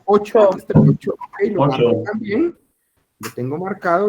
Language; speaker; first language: Spanish; native; Spanish